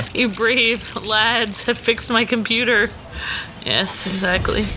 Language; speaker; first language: English; native; English